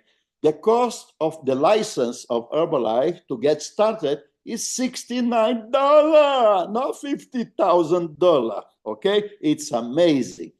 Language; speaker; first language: English; non-native, fluent; Portuguese